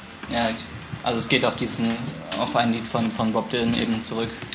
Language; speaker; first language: German; native; German